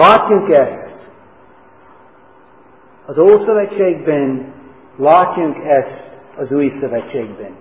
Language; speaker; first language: Hungarian; non-native, learner; English